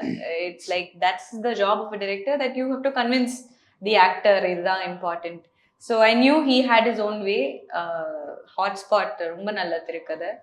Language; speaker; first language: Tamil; non-native, local second language; Malayalam